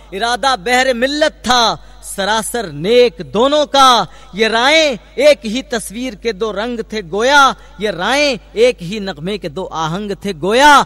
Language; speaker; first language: Urdu; native; Urdu